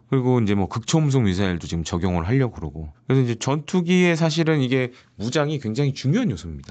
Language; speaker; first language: Korean; native; Korean